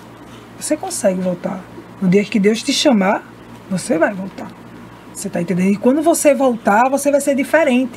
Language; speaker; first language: Portuguese; native; Portuguese